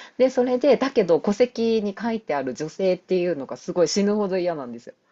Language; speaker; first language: Japanese; native; Japanese